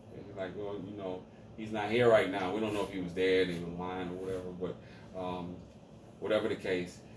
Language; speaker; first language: English; native; English